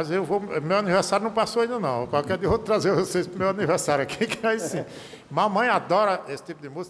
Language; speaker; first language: Portuguese; native; Portuguese